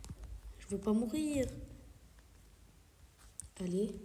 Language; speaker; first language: French; native; French